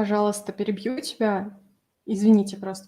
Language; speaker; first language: Russian; native; Russian